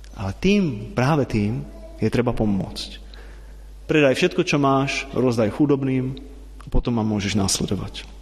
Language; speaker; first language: Slovak; non-native, fluent; Czech